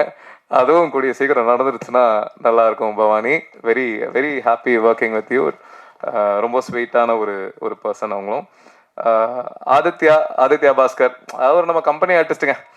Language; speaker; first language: Tamil; native; Tamil